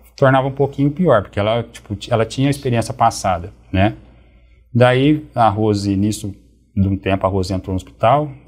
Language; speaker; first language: Portuguese; native; Portuguese